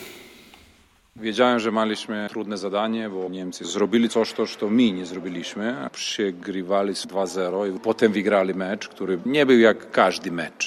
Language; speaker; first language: Polish; non-native, fluent; Serbian